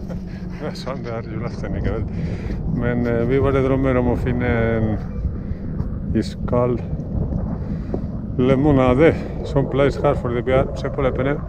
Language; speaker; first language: Norwegian; non-native, fluent; Spanish